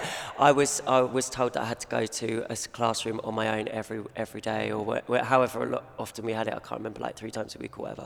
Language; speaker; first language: English; native; English